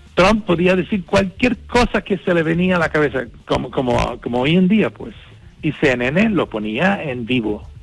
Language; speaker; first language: Spanish; non-native, fluent; English